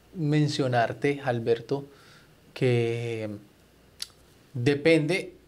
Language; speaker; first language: Spanish; native; Spanish